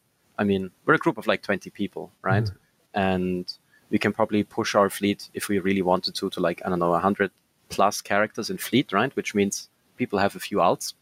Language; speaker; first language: English; non-native, fluent; German